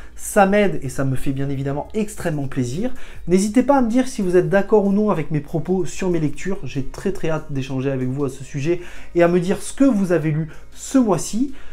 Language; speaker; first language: French; native; French